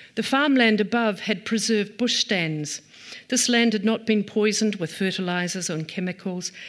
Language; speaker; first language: English; native; English